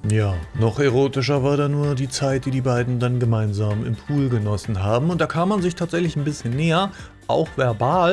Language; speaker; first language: German; native; German